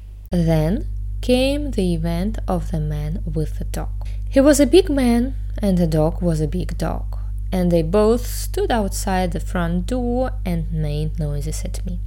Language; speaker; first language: English; non-native, fluent; Russian